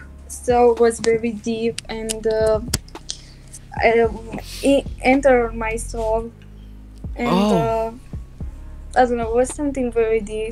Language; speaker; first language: English; non-native, learner; Romanian